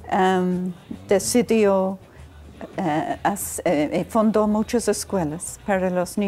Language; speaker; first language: Spanish; non-native, fluent; English